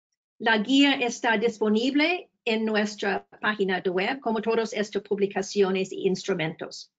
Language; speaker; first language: Spanish; non-native, fluent; English